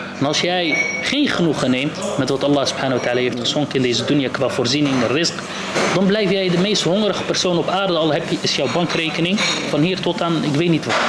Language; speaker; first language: Dutch; early bilingual, other home language; Arabic